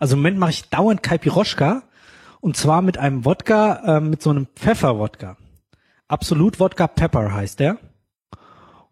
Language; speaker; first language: German; native; German